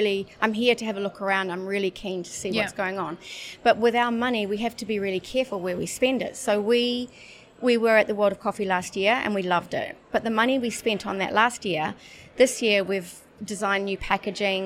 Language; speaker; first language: English; native; English